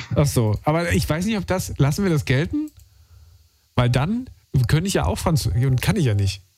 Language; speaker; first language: German; native; German